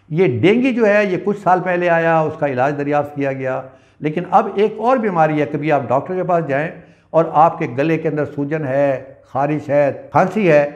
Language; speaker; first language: Urdu; non-native, local second language; Punjabi